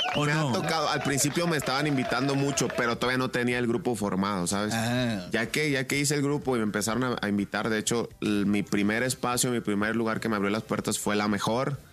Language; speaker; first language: Spanish; native; Spanish